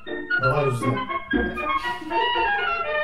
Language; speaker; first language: Russian; non-native, learner; Serbian